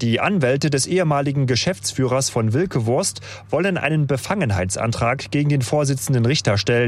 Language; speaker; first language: German; native; German